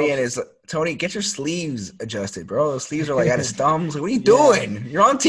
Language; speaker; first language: English; native; English